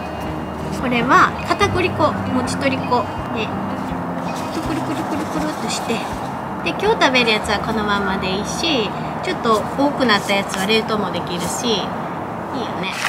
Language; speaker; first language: Japanese; native; Japanese